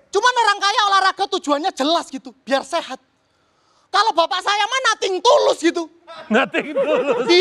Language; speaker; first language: Indonesian; native; Indonesian